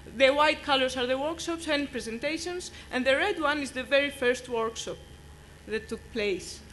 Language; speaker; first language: English; non-native, fluent; Greek